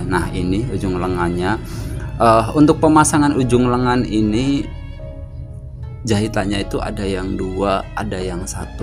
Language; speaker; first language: Indonesian; native; Indonesian